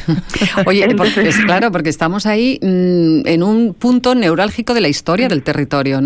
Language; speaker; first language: Spanish; native; Spanish